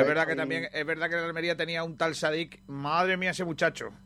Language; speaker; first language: Spanish; native; Spanish